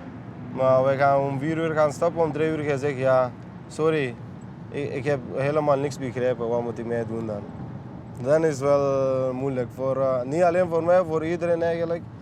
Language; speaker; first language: Dutch; non-native, learner; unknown